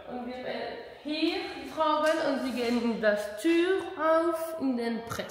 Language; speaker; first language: German; non-native, learner; French